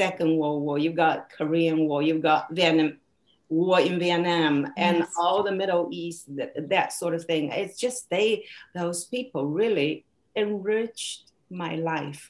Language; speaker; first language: English; non-native, fluent; Chinese